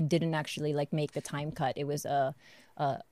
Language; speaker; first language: English; non-native, local second language; Filipino